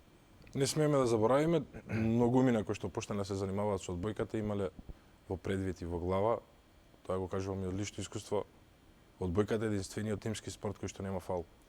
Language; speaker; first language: Macedonian; native; Macedonian